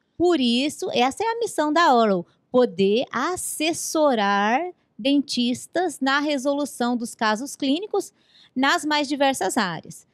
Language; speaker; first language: Portuguese; native; Portuguese